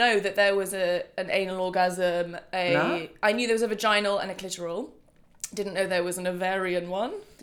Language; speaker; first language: English; native; English